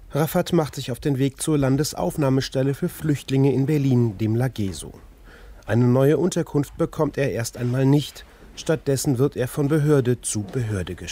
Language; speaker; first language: German; native; German